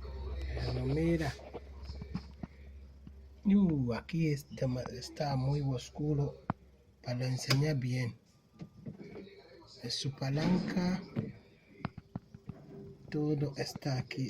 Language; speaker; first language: Spanish; non-native, learner; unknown